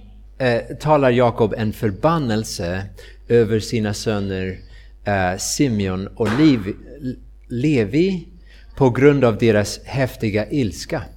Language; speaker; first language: Swedish; non-native, fluent; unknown